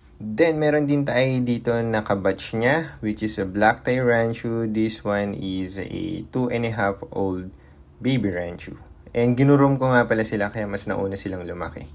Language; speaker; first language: Filipino; native; Filipino